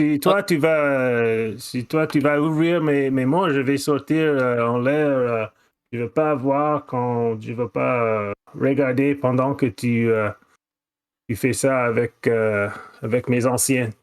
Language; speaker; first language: French; non-native, fluent; English